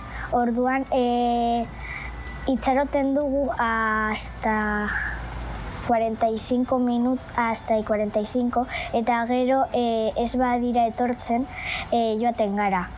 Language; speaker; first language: Basque; non-native, local second language; Spanish